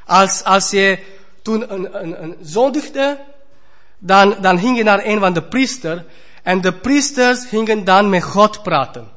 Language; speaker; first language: Dutch; non-native, fluent; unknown